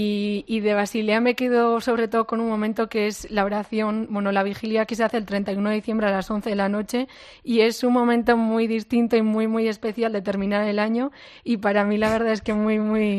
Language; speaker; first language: Spanish; native; Spanish